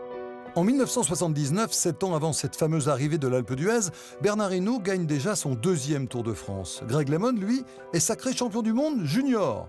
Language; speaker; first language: French; native; French